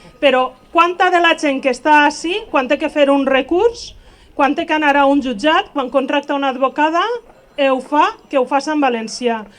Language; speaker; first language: Catalan; native; Catalan